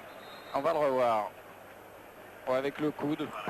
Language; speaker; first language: French; native; French